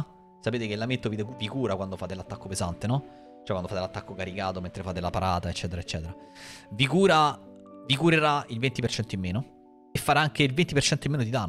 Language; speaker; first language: Italian; native; Italian